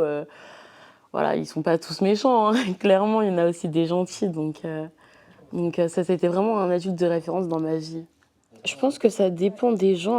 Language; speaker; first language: French; native; French